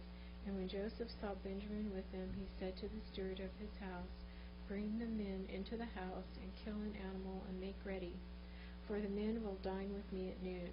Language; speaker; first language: English; native; English